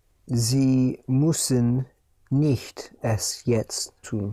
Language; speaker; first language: German; non-native, learner; English